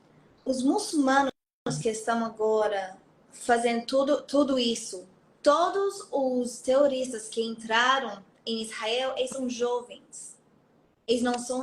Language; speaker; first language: Portuguese; non-native, fluent; Hebrew